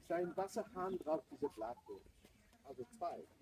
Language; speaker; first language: German; non-native, learner; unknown